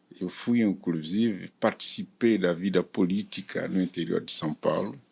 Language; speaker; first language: Portuguese; non-native, fluent; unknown